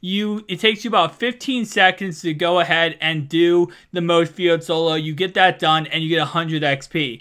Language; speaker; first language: English; native; English